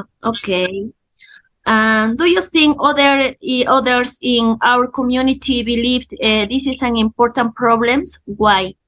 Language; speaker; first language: English; non-native, learner; Spanish